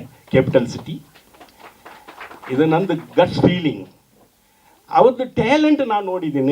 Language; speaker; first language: Kannada; non-native, fluent; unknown